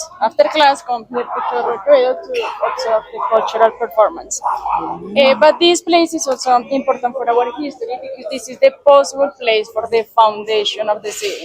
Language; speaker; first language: English; non-native, fluent; Spanish